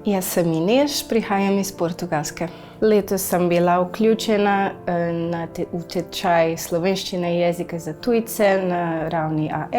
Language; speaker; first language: Slovenian; non-native, learner; Portuguese